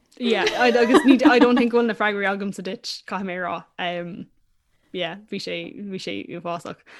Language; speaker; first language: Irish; non-native, local second language; English